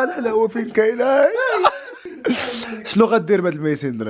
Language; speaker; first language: Arabic; native; Arabic